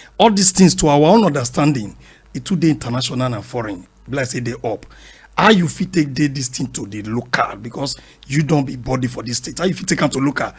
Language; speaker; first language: Nigerian Pidgin; non-native, local second language; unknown